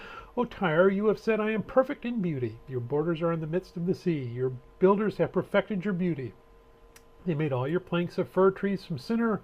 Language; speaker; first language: English; native; English